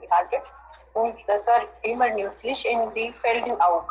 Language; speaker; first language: German; non-native, learner; Hindi